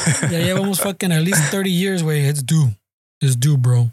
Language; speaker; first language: English; early bilingual, other home language; Spanish